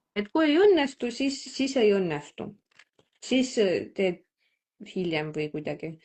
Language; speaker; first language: Estonian; non-native, local second language; Russian